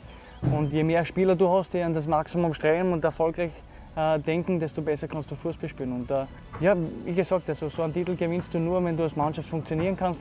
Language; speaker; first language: German; native; German